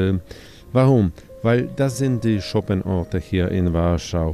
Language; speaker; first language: German; non-native, fluent; Polish